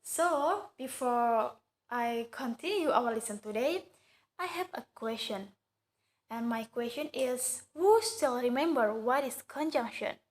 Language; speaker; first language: English; non-native, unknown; Indonesian